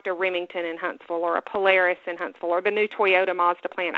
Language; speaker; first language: English; native; English